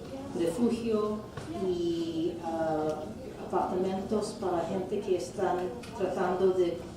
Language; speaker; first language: Spanish; non-native, fluent; English